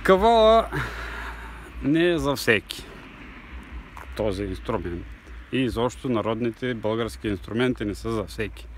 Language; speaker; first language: Bulgarian; native; Bulgarian